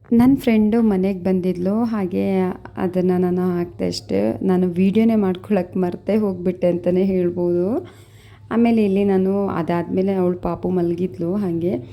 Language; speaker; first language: Kannada; non-native, local second language; Tulu